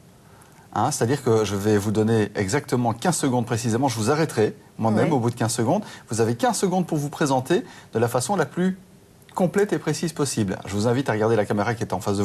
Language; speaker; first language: French; native; French